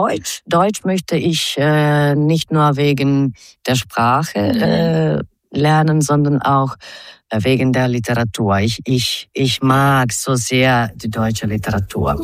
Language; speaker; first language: German; non-native, fluent; Croatian